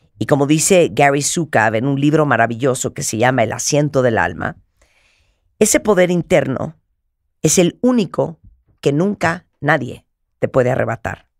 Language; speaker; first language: Spanish; native; Spanish